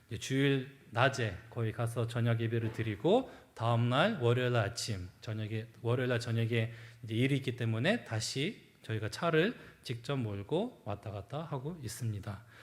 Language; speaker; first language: Korean; early bilingual, heritage; Korean